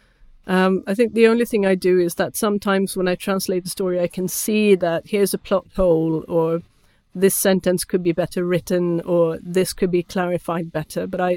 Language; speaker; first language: English; non-native, fluent; Swedish